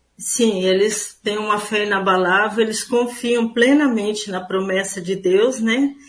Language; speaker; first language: Portuguese; native; Portuguese